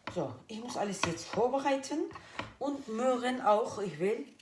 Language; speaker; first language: German; non-native, learner; Turkish